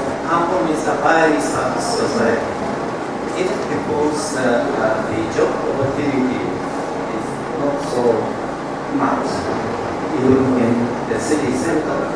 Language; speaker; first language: English; non-native, learner; Japanese